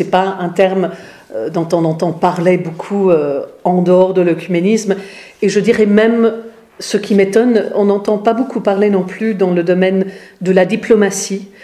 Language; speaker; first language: French; non-native, fluent; English